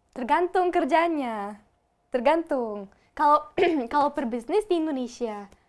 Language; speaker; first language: Indonesian; non-native, fluent; German